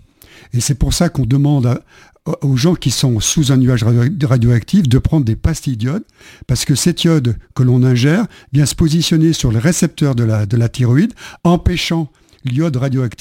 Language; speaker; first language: French; native; French